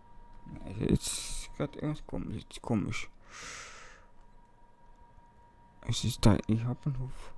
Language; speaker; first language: German; native; German